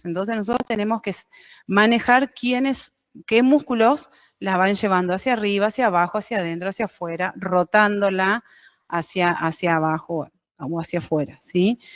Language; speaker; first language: Spanish; native; Spanish